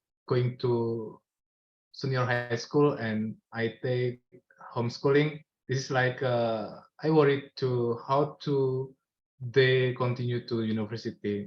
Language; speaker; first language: English; non-native, learner; Indonesian